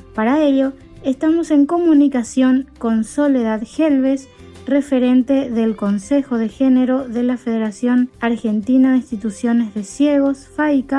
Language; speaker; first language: Spanish; native; Spanish